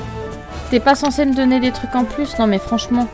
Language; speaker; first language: French; native; French